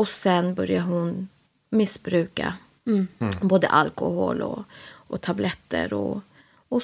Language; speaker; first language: Swedish; native; Swedish